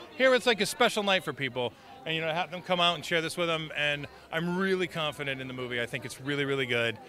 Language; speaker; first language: English; native; English